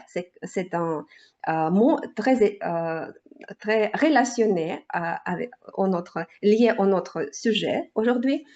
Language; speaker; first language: French; non-native, learner; Russian